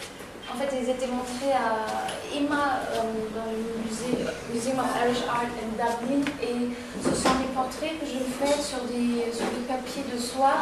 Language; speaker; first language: French; non-native, fluent; German